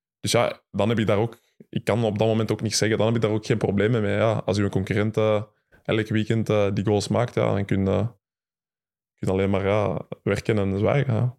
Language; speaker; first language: Dutch; early bilingual, other home language; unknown